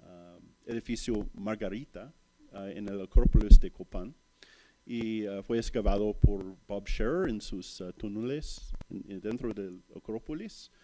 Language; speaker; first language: Spanish; non-native, fluent; English